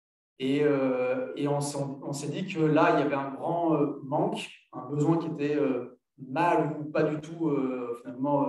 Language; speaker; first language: French; native; French